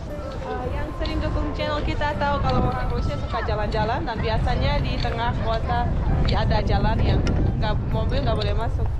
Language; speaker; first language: Indonesian; non-native, fluent; Russian